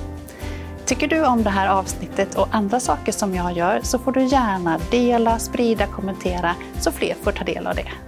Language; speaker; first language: Swedish; native; Swedish